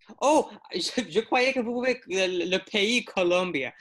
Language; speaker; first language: French; non-native, learner; English